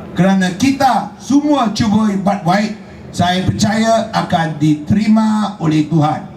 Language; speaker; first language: Malay; non-native, local second language; Chinese